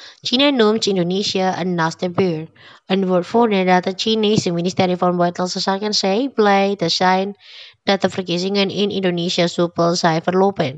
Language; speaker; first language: Dutch; non-native, fluent; Indonesian